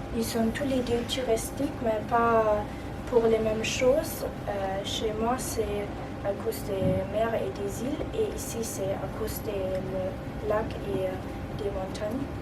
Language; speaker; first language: French; non-native, learner; German